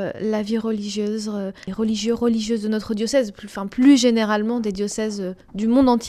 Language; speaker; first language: French; native; French